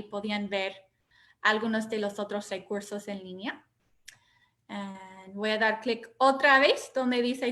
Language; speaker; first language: Spanish; non-native, fluent; English